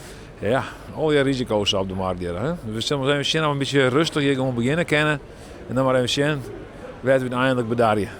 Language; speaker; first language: Dutch; non-native, local second language; Western Frisian